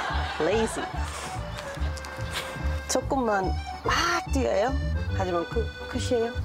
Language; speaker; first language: Korean; non-native, learner; English